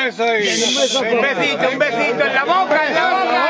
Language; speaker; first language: Spanish; native; Spanish